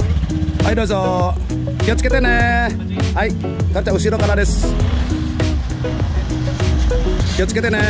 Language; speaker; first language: Japanese; non-native, local second language; Indonesian